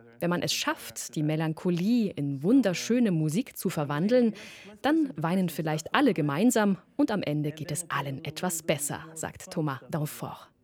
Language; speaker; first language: German; native; German